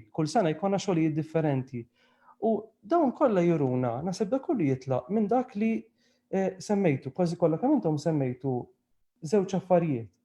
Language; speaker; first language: Maltese; native; Maltese